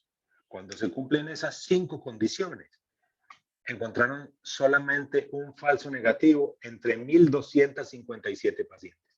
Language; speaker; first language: Spanish; native; Spanish